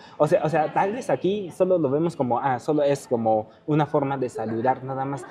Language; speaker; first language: Spanish; non-native, fluent; Min Nan Chinese